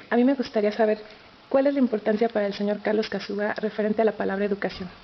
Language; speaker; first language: Spanish; native; Spanish